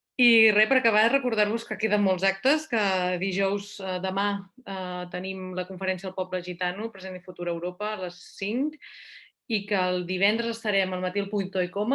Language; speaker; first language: Catalan; native; Catalan